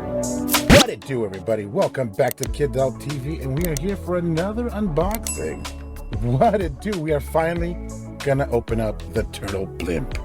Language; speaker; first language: English; native; English